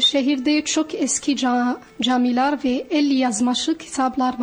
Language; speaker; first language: Turkish; non-native, fluent; Arabic